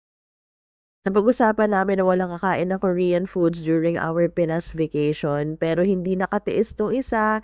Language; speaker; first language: Filipino; native; Filipino